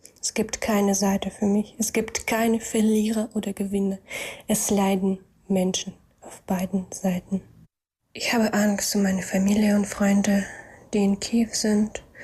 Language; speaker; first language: German; non-native, fluent; Russian